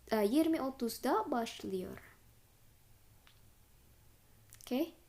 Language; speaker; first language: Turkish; non-native, fluent; Indonesian